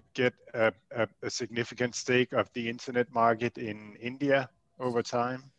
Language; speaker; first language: English; non-native, fluent; Danish